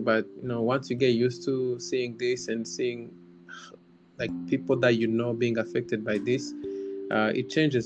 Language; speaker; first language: English; non-native, local second language; Kinyarwanda